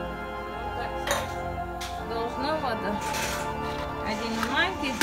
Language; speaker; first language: Russian; non-native, learner; Tajik